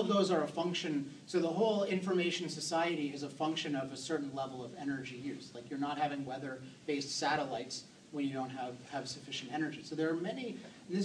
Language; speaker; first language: English; native; English